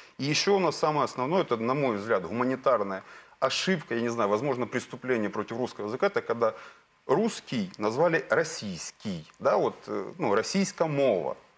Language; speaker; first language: Russian; native; Russian